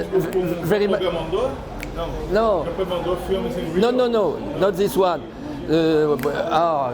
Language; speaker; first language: English; non-native, fluent; French